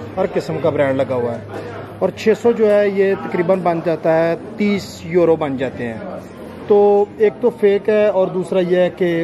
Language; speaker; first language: Urdu; non-native, local second language; Punjabi